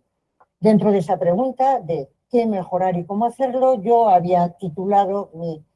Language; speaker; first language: Spanish; native; Spanish